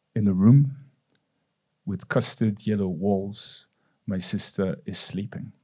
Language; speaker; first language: English; non-native, fluent; Polish